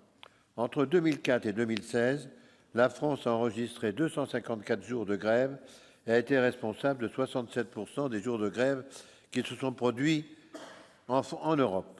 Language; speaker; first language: French; native; French